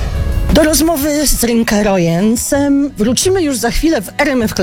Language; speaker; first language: Polish; native; Polish